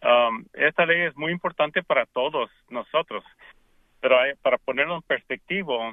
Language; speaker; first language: Spanish; early bilingual, heritage; Spanish